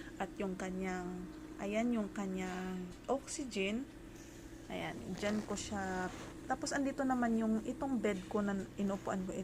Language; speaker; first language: Filipino; non-native, local second language; Cebuano